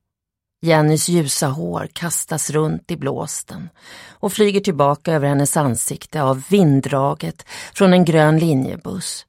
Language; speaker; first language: Swedish; native; Swedish